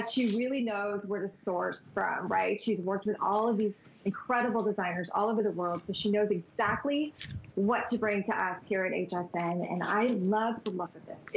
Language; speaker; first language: English; native; English